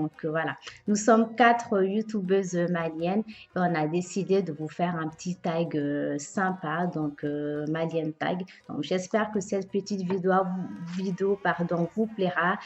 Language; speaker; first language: French; early bilingual, other home language; Bambara